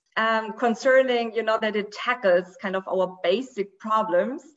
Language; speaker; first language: English; non-native, fluent; Portuguese